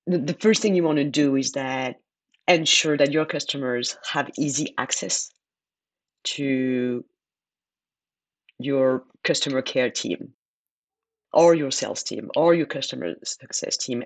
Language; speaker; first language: English; non-native, fluent; French